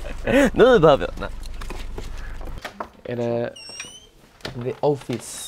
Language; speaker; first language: Swedish; native; Swedish